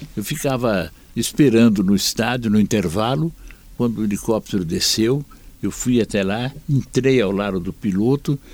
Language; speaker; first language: Portuguese; native; Portuguese